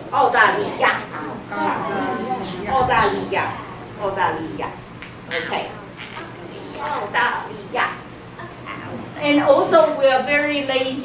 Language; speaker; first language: English; non-native, fluent; Chinese